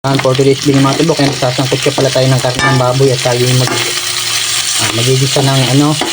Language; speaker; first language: Filipino; native; Filipino